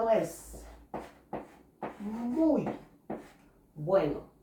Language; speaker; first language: Spanish; non-native, fluent; Portuguese